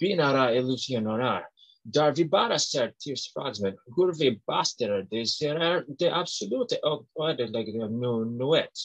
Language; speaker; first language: Swedish; non-native, learner; English